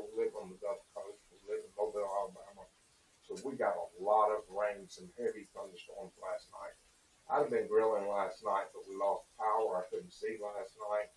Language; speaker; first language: English; native; English